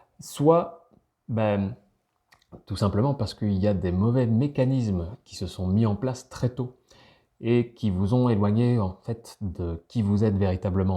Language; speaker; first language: French; native; French